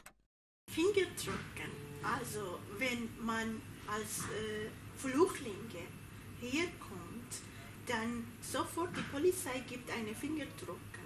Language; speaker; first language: German; non-native, learner; Persian